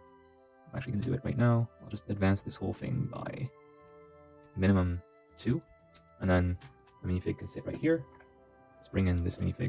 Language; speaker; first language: English; native; English